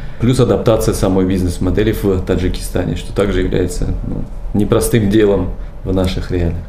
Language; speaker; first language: Russian; non-native, local second language; Tajik